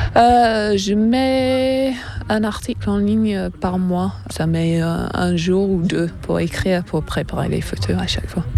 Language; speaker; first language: French; non-native, fluent; English